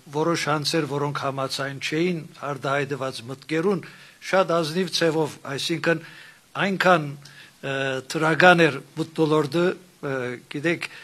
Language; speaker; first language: Armenian; native; Armenian